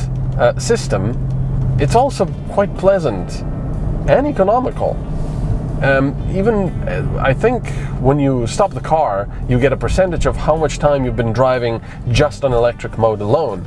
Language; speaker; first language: English; non-native, fluent; Slovenian